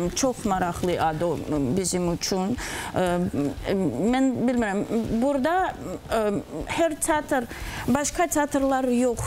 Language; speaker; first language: Azerbaijani; non-native, learner; Russian